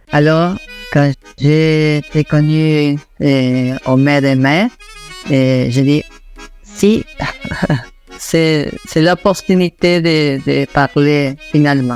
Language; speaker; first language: French; non-native, learner; Spanish